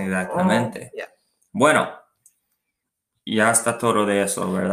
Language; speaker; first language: Spanish; non-native, learner; English